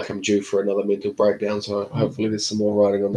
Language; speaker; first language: English; native; English